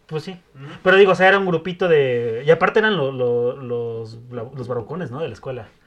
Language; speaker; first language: Spanish; native; Spanish